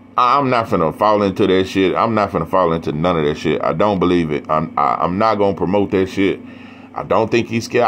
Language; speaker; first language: English; native; English